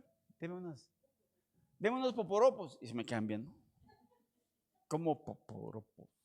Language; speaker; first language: Spanish; native; Spanish